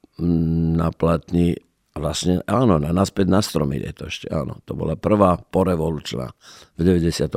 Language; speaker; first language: Slovak; native; Slovak